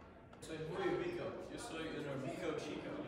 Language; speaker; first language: Spanish; non-native, learner; English